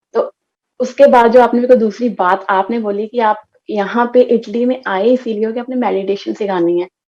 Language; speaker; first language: Hindi; non-native, local second language; Punjabi